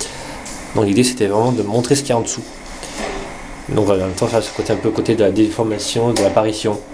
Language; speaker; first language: French; native; French